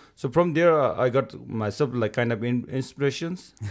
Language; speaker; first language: English; non-native, local second language; Sherpa